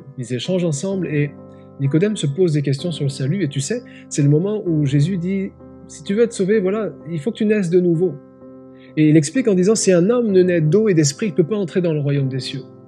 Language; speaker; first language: French; native; French